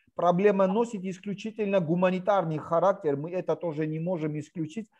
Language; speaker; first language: Russian; non-native, local second language; Georgian